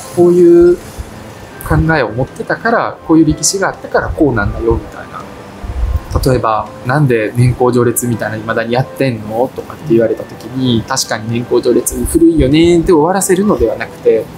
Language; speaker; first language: Japanese; early bilingual, other home language; Russian